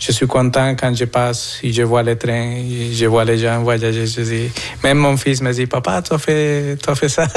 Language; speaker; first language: French; non-native, fluent; Spanish